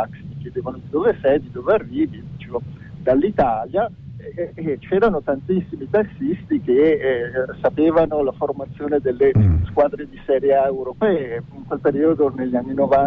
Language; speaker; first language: Italian; early bilingual, other home language; Chinese